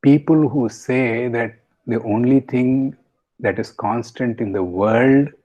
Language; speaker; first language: English; non-native, local second language; Kannada